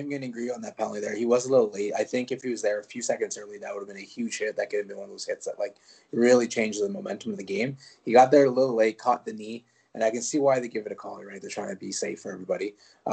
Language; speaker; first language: English; non-native, fluent; French